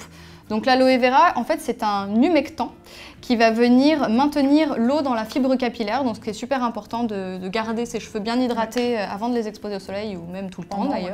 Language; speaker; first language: French; native; French